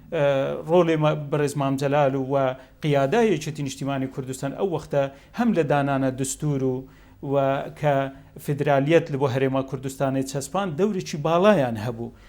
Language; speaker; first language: Central Kurdish; non-native, local second language; Kurdish